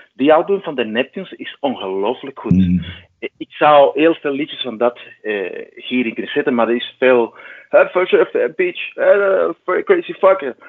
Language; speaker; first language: Dutch; non-native, fluent; Spanish